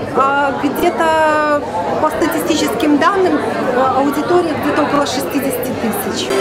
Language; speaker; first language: Russian; native; Russian